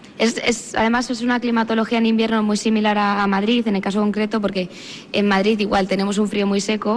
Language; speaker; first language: Spanish; native; Spanish